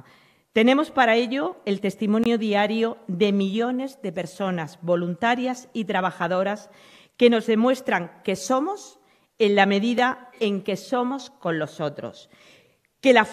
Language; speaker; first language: Spanish; native; Spanish